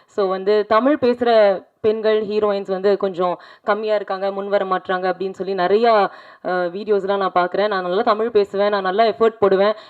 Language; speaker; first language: Tamil; native; Tamil